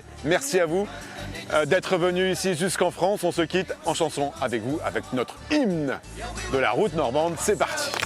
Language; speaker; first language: French; native; French